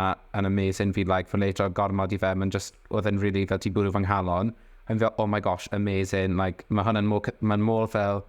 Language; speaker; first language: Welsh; non-native, local second language; English